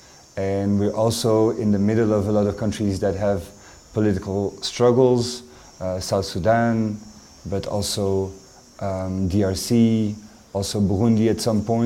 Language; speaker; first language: English; non-native, fluent; French